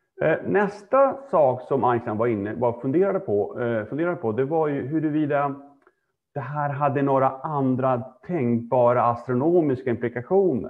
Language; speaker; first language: Swedish; native; Swedish